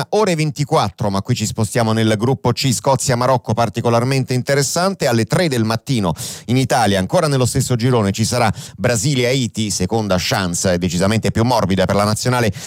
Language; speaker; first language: Italian; native; Italian